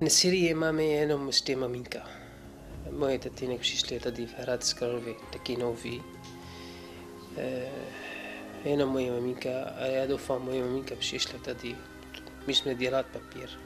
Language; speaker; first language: Czech; non-native, learner; Arabic